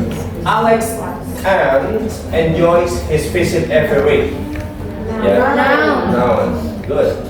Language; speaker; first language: English; non-native, fluent; Indonesian